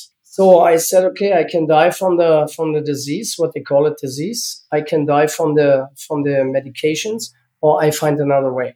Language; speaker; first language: English; non-native, learner; German